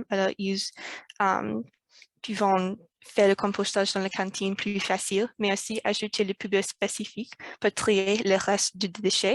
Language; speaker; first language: French; non-native, learner; English